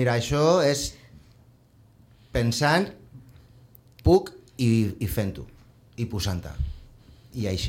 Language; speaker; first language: Catalan; non-native, local second language; Spanish